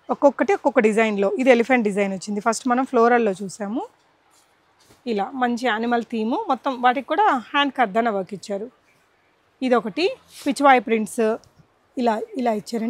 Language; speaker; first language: Telugu; native; Telugu